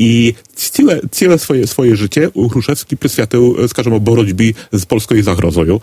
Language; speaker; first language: Polish; non-native, learner; Ukrainian